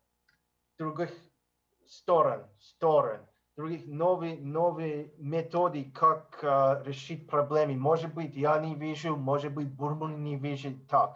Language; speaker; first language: Russian; non-native, learner; English